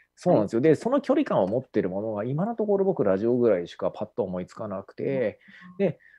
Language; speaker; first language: Japanese; native; Japanese